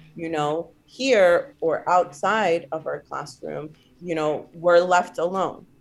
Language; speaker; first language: English; early bilingual, other home language; Spanish